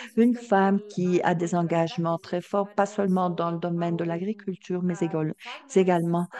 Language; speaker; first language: French; non-native, fluent; Portuguese